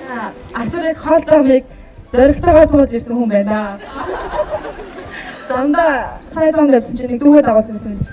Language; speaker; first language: Mongolian; native; Mongolian